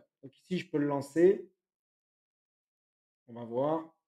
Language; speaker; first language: French; native; French